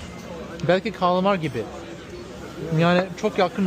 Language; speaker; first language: Turkish; early bilingual, heritage; English